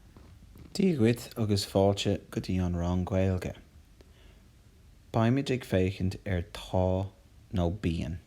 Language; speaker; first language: Irish; non-native, local second language; English